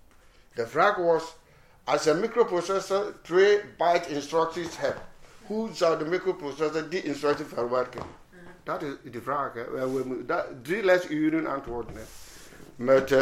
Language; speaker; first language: Dutch; non-native, fluent; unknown